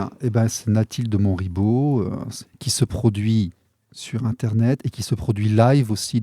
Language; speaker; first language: French; native; French